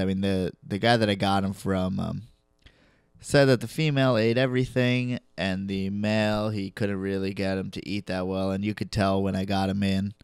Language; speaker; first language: English; native; English